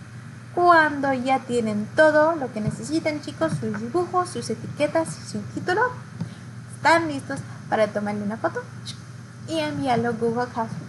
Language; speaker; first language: Spanish; early bilingual, heritage; Spanish